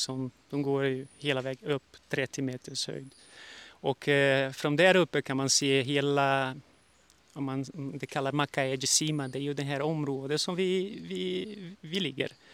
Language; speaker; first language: Swedish; early bilingual, heritage; Portuguese